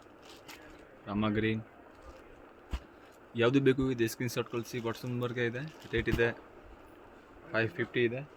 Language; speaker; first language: Kannada; non-native, local second language; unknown